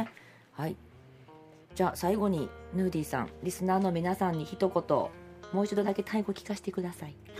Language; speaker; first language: Japanese; native; Japanese